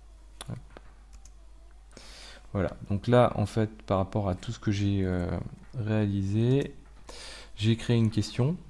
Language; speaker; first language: French; native; French